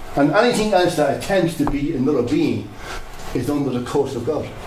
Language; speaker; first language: English; native; English